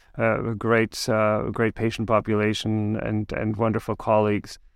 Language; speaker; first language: English; early bilingual, other home language; German